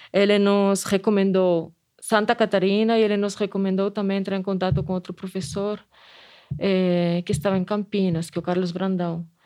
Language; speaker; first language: Portuguese; non-native, fluent; Spanish